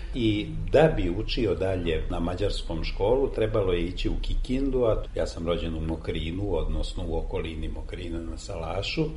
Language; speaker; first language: Serbian; non-native, local second language; Hungarian